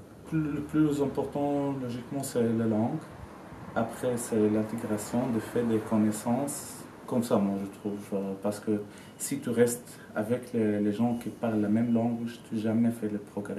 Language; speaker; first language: French; non-native, learner; Arabic